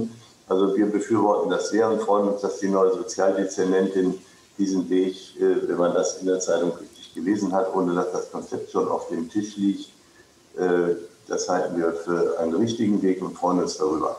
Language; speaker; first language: German; native; German